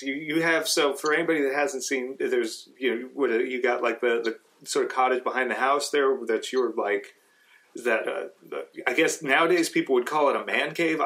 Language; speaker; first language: English; native; English